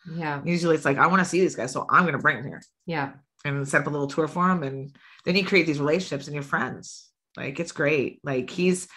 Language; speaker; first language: English; native; English